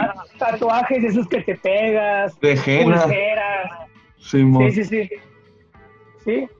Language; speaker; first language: Spanish; native; Spanish